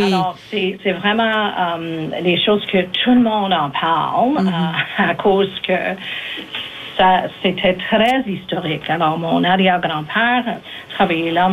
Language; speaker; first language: French; native; French